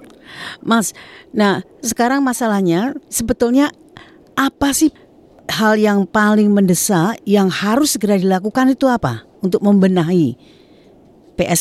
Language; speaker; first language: Indonesian; native; Indonesian